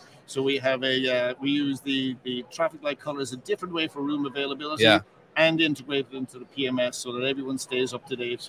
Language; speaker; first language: English; native; English